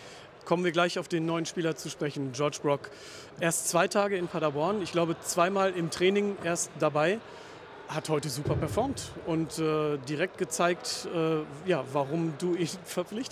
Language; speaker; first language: German; native; German